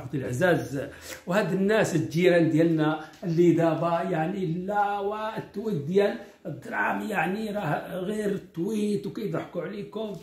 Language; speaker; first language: Arabic; native; Arabic